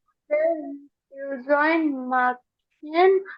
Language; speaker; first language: German; non-native, learner; Hindi